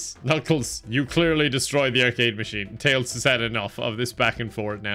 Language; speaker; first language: English; native; English